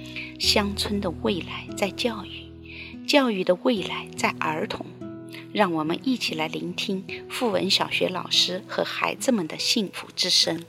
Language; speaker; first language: Chinese; native; Chinese